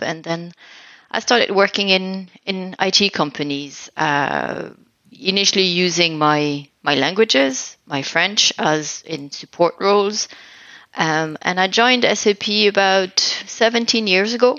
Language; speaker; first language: English; non-native, fluent; French